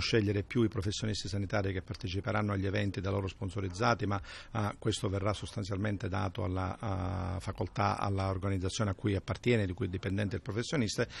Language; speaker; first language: Italian; native; Italian